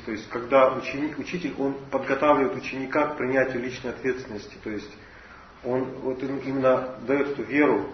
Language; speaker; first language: Russian; native; Russian